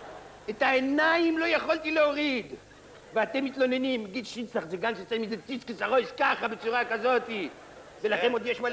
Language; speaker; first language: Hebrew; native; Hebrew